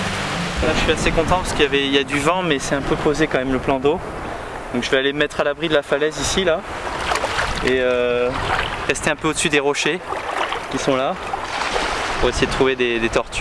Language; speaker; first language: French; native; French